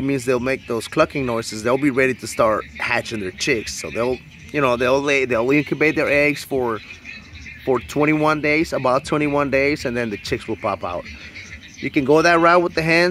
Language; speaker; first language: English; native; English